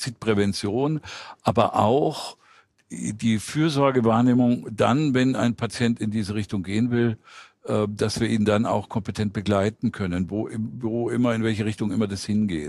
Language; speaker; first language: German; native; German